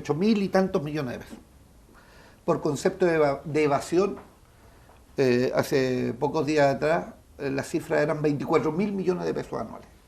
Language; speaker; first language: Spanish; native; Spanish